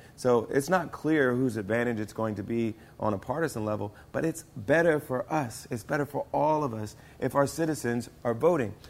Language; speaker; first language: English; native; English